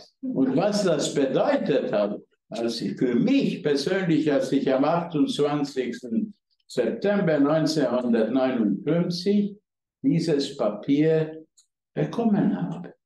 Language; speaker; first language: German; non-native, fluent; Hungarian